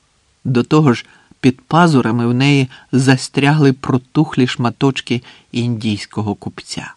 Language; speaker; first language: Ukrainian; native; Ukrainian